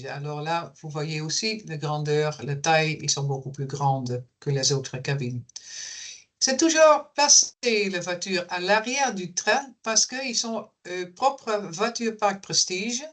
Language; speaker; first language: French; non-native, fluent; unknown